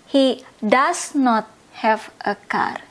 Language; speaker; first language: English; non-native, fluent; Indonesian